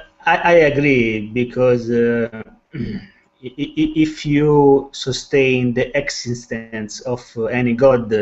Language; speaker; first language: English; non-native, learner; Italian